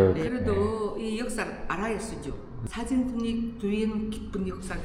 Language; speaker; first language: Korean; early bilingual, heritage; Korean